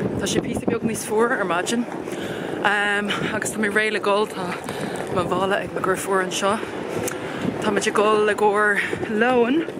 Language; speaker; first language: Irish; non-native, local second language; English